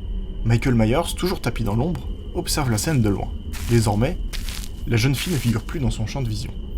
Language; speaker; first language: French; native; French